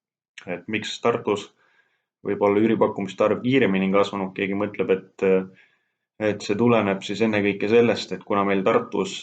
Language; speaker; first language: Estonian; native; Estonian